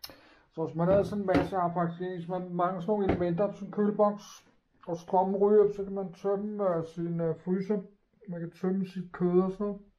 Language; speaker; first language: Danish; non-native, fluent; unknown